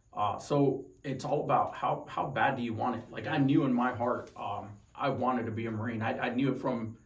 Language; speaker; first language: English; native; English